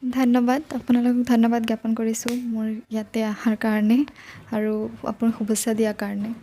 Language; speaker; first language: Assamese; non-native, local second language; Bangla